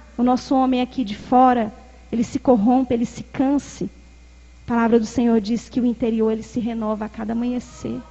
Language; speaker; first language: Portuguese; native; Portuguese